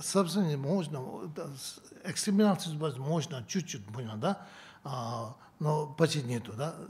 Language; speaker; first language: Russian; non-native, learner; Tibetan